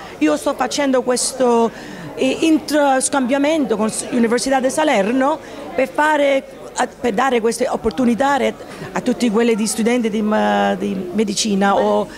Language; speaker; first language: Italian; early bilingual, heritage; Italian